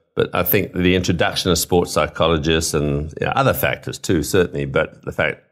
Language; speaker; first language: English; native; English